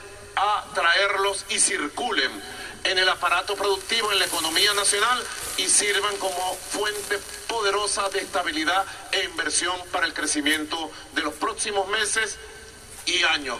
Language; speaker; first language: Spanish; native; Spanish